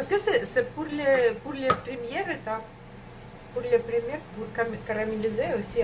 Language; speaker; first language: French; non-native, learner; Russian